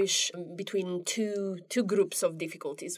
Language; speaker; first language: English; non-native, fluent; Italian